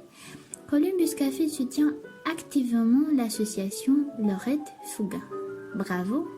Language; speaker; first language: French; non-native, learner; Romanian